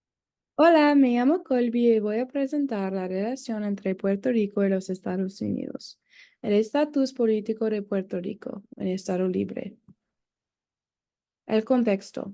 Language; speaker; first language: Spanish; non-native, learner; English